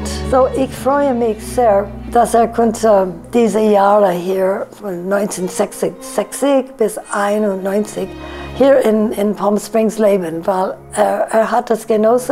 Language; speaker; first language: German; non-native, fluent; English